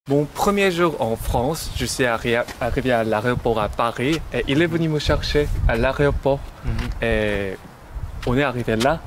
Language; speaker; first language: French; non-native, learner; Korean